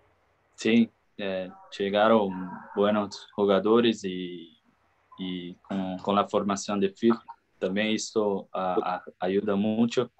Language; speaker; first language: Spanish; non-native, learner; Portuguese